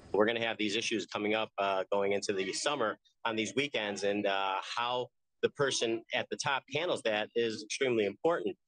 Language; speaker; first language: English; native; English